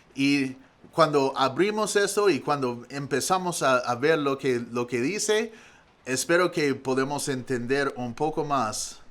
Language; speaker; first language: Spanish; non-native, fluent; English